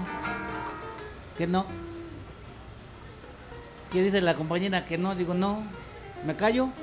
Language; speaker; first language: Spanish; native; Spanish